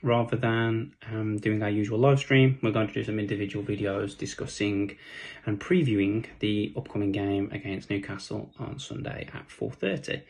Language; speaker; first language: English; native; English